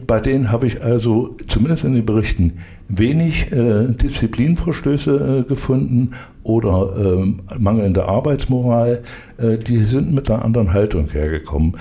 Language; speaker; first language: German; native; German